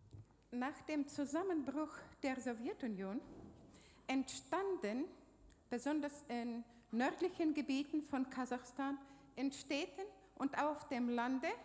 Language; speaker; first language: German; non-native, fluent; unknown